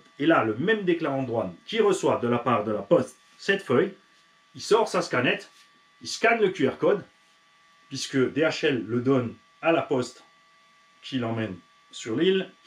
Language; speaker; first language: French; native; French